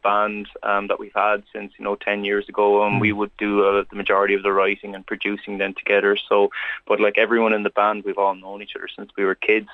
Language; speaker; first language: English; native; English